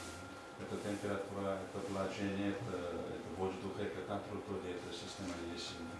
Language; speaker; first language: Russian; non-native, learner; Korean